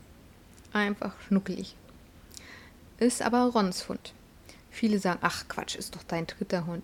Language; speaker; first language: German; native; German